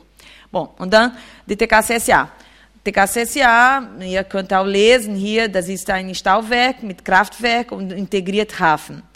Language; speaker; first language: German; non-native, fluent; Portuguese